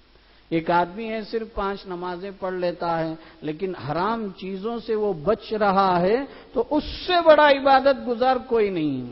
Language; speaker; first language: Urdu; native; Urdu